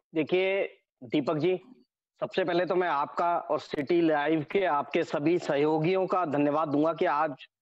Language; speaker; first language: Hindi; native; Hindi